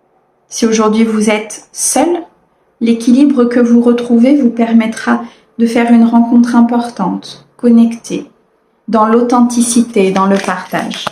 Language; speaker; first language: French; native; French